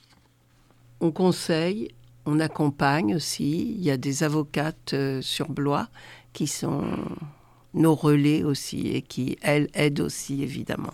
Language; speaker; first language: French; native; French